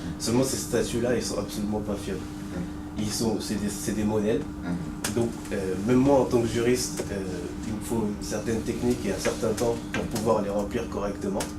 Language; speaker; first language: French; native; French